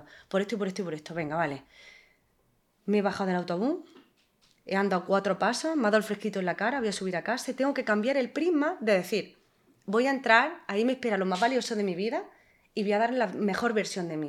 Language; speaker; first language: Spanish; native; Spanish